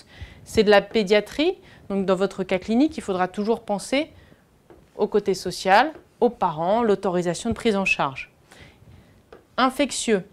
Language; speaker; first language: French; native; French